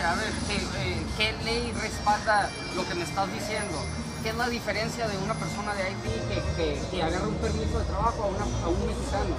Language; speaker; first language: Spanish; early bilingual, heritage; Spanish